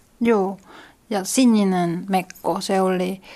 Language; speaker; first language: Finnish; non-native, learner; Korean